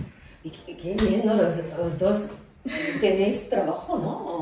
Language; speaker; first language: Spanish; non-native, fluent; Japanese